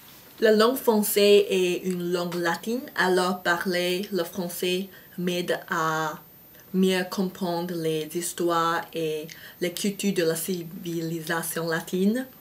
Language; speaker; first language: French; non-native, fluent; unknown